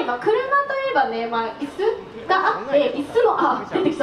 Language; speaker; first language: Japanese; native; Japanese